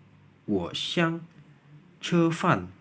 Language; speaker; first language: Chinese; non-native, learner; Indonesian